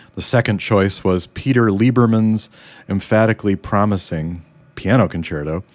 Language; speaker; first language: English; native; English